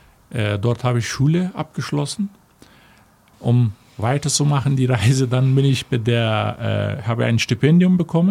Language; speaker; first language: German; non-native, fluent; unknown